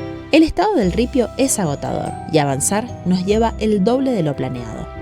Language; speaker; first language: Spanish; native; Spanish